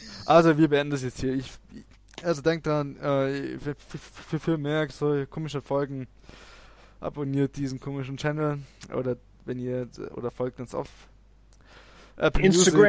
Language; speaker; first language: German; native; German